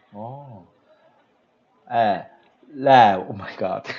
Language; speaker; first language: English; non-native, learner; Korean